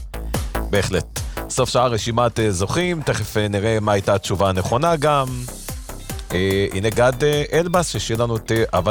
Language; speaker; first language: Hebrew; native; Hebrew